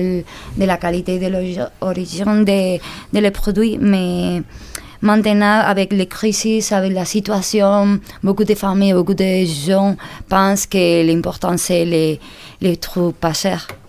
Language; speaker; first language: French; non-native, learner; Spanish